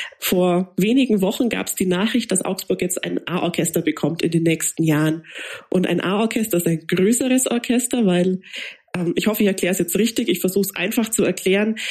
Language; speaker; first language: German; native; German